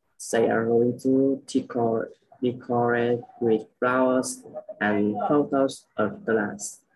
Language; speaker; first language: English; non-native, learner; Vietnamese